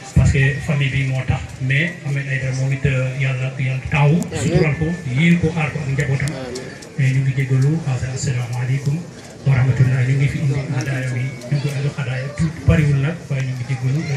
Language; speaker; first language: Wolof; non-native, fluent; Fula